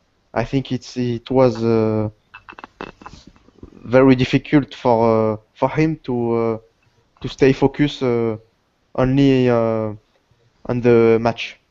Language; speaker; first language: English; non-native, learner; Portuguese